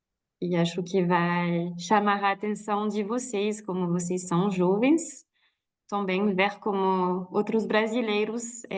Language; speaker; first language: Portuguese; non-native, fluent; French